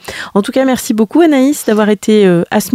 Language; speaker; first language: French; native; French